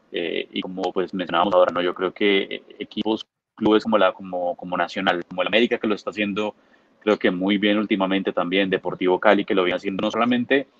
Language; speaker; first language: Spanish; native; Spanish